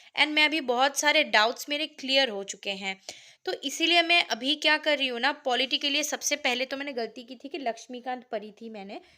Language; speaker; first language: Hindi; non-native, local second language; Assamese